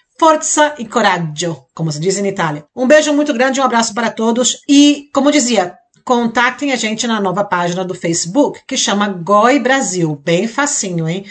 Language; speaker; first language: Portuguese; native; Portuguese